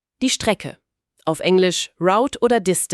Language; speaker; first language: German; native; German